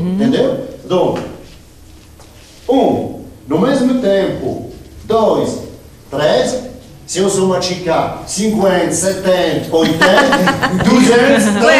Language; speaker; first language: Spanish; non-native, learner; Portuguese